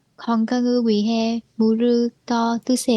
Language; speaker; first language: Korean; non-native, learner; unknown